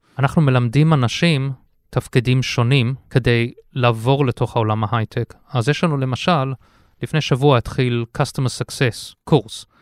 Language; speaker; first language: Hebrew; early bilingual, heritage; Hebrew